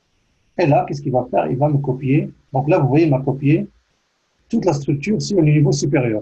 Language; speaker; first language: French; native; French